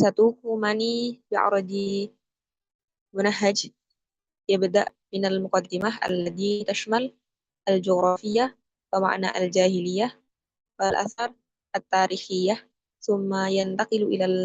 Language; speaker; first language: Arabic; non-native, learner; Indonesian